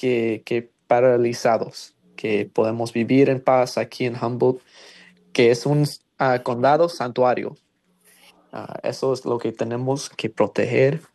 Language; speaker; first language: Spanish; non-native, learner; English